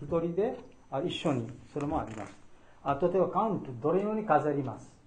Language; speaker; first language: Japanese; non-native, fluent; Bangla